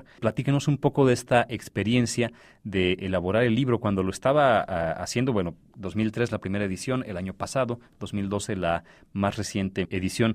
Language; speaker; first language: Spanish; native; Spanish